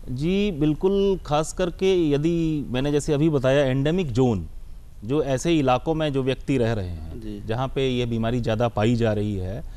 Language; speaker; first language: Hindi; native; Hindi